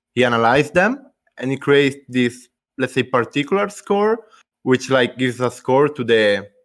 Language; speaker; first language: English; non-native, fluent; Italian